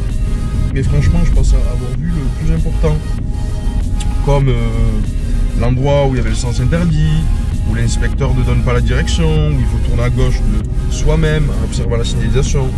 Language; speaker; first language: French; native; French